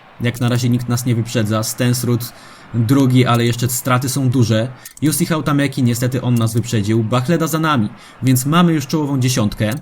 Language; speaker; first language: Polish; native; Polish